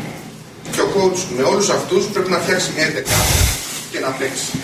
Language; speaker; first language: Greek; native; Greek